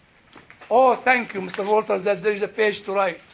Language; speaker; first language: English; non-native, fluent; Arabic